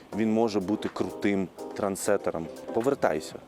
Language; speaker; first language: Ukrainian; early bilingual, heritage; Arabic